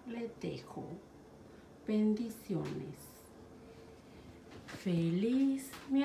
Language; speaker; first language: Spanish; native; Spanish